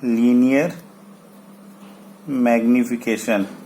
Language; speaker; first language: English; non-native, local second language; Hindi